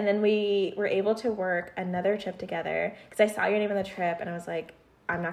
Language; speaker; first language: English; native; English